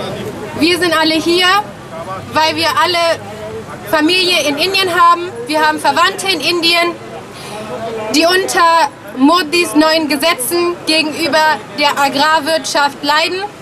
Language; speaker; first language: German; early bilingual, other home language; Punjabi